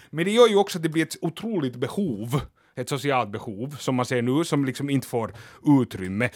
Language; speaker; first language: Swedish; native; Swedish